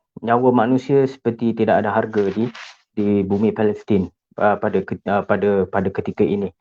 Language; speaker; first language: Malay; native; Malay